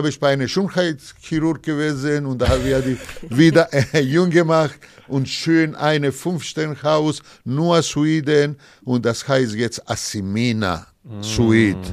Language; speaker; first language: German; non-native, fluent; Greek